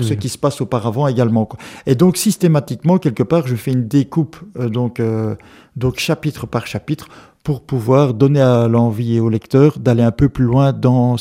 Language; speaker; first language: French; native; French